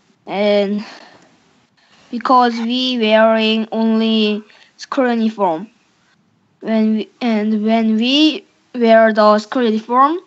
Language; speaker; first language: English; non-native, learner; Korean